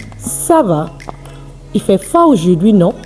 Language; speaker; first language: French; non-native, fluent; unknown